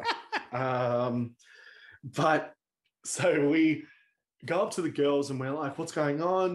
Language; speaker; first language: English; native; English